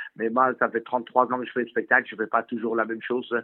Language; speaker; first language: French; non-native, fluent; Persian